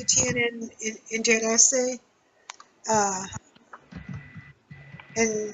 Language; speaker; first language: Spanish; non-native, learner; English